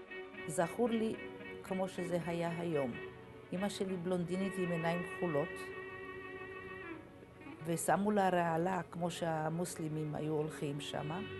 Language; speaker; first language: Hebrew; early bilingual, other home language; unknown